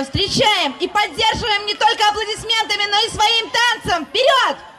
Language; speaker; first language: Russian; native; Russian